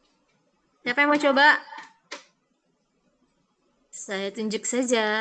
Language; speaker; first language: Indonesian; native; Indonesian